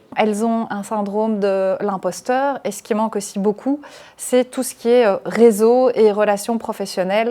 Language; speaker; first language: French; early bilingual, other home language; Arabic